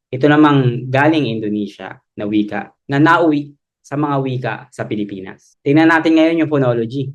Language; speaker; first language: Filipino; native; Filipino